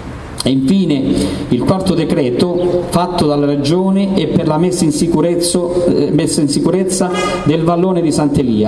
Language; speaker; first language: Italian; native; Italian